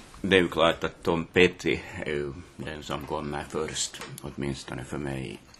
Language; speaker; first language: Swedish; native; Swedish